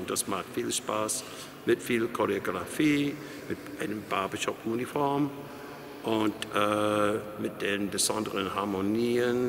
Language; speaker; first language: German; non-native, fluent; English